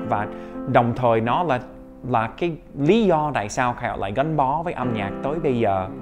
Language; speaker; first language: Vietnamese; non-native, fluent; English